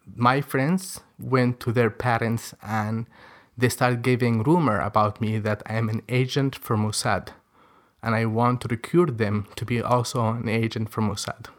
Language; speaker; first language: English; non-native, fluent; Arabic